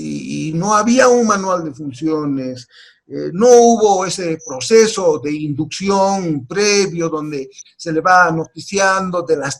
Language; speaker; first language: Spanish; native; Spanish